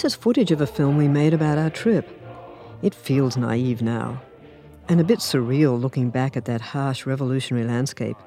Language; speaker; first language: English; native; English